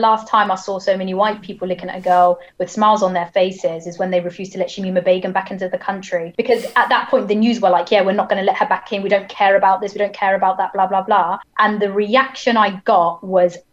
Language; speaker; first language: English; native; English